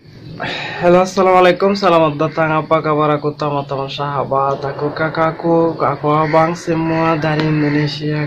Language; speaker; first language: Indonesian; non-native, learner; Bangla